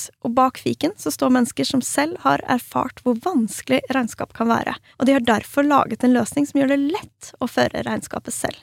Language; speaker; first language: Norwegian; native; Norwegian